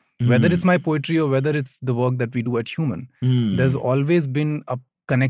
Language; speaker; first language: English; non-native, local second language; Hindi